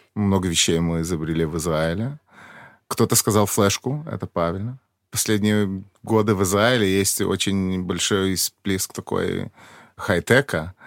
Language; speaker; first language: Russian; early bilingual, heritage; Russian